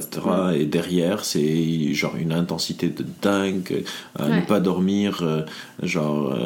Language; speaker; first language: French; non-native, local second language; Arabic